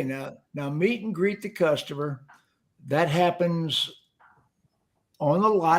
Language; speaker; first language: English; native; English